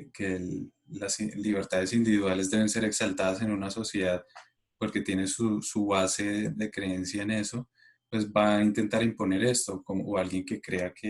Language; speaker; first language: Spanish; native; Spanish